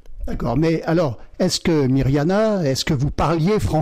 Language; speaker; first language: French; native; French